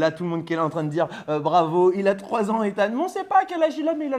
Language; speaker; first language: French; native; French